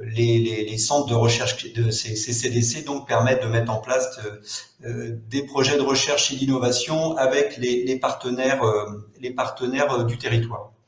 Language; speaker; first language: French; native; French